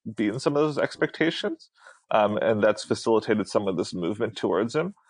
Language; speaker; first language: English; early bilingual, other home language; Hindi